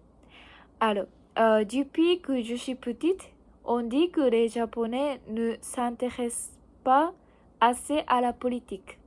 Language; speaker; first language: French; non-native, learner; Japanese